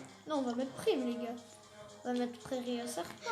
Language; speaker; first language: French; native; French